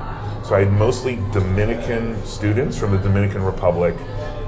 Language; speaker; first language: English; native; English